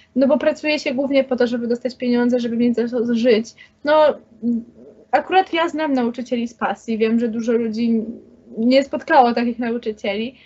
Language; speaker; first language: Polish; native; Polish